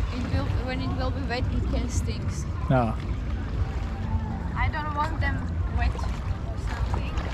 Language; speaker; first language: English; non-native, fluent; Slovak